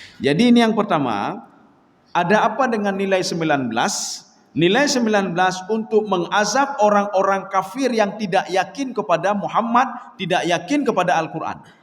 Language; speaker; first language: Malay; non-native, local second language; Achinese